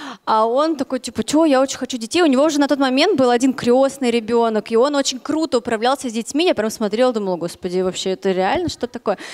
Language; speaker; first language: Russian; native; Russian